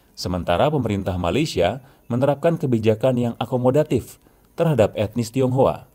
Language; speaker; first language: Indonesian; native; Indonesian